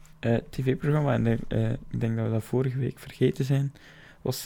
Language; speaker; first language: Dutch; native; Dutch